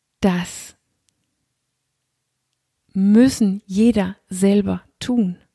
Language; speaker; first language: German; non-native, fluent; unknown